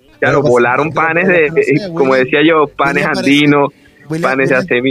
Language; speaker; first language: Spanish; native; Spanish